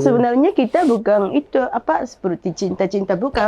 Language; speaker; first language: Indonesian; non-native, fluent; Japanese